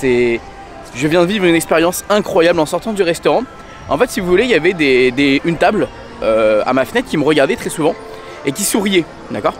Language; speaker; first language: French; native; French